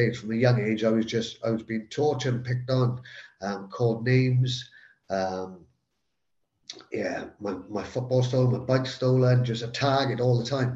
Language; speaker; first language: English; native; English